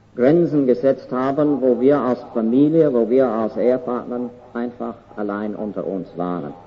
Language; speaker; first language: German; non-native, fluent; English